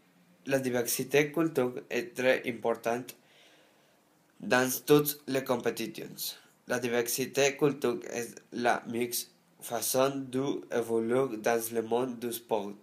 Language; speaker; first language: French; non-native, learner; Spanish